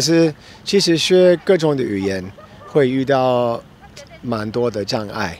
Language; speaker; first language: Chinese; non-native, fluent; English